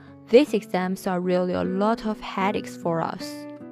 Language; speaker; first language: English; non-native, learner; Chinese